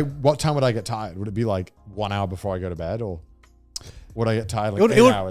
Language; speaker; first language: English; native; English